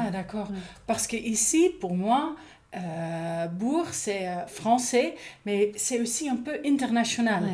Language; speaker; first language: French; non-native, learner; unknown